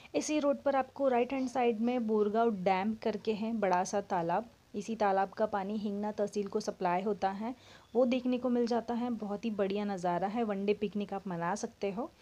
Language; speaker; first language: Hindi; non-native, local second language; Marathi